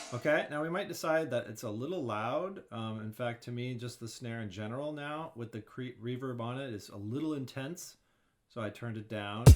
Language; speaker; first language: English; native; English